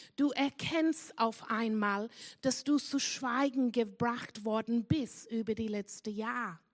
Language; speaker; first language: German; non-native, fluent; English